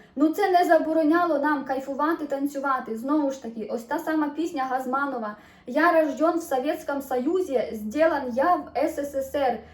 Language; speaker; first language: Ukrainian; native; Ukrainian